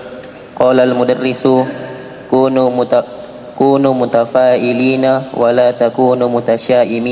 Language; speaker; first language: Arabic; non-native, learner; Indonesian